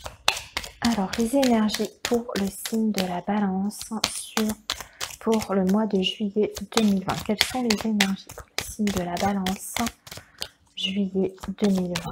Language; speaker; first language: French; native; French